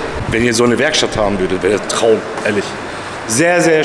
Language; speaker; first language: German; native; German